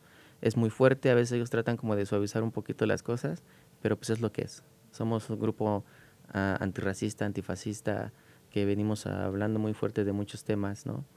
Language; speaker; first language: Spanish; native; Spanish